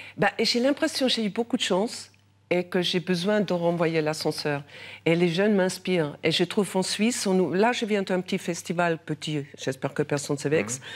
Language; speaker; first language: French; non-native, local second language; German